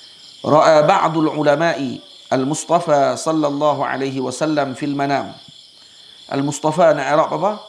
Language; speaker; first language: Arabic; non-native, fluent; Malay